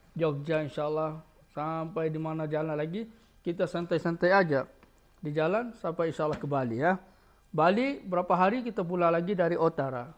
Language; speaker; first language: Indonesian; early bilingual, heritage; Arabic